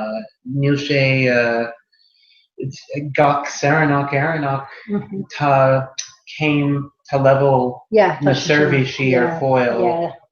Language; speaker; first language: Irish; non-native, learner; English